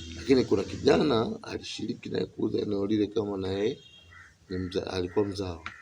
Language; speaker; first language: Swahili; native; Swahili